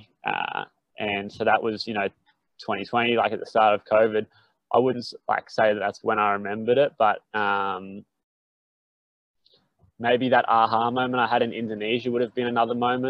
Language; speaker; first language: English; native; English